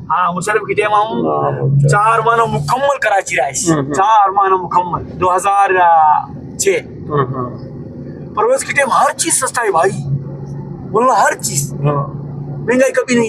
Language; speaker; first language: Hindi; non-native, learner; Baluchi